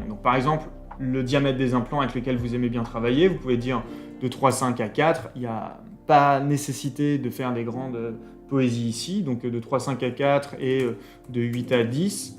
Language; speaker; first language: French; native; French